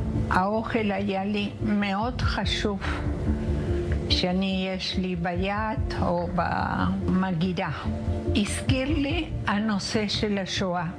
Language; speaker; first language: Hebrew; non-native, learner; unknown